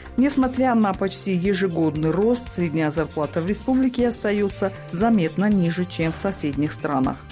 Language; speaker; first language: Russian; non-native, local second language; Tajik